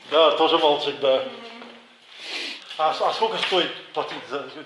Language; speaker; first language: Russian; non-native, learner; English